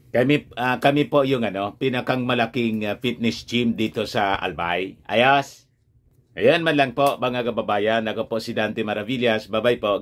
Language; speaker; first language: Filipino; native; Filipino